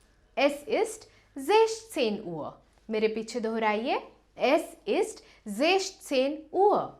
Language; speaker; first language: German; non-native, fluent; Hindi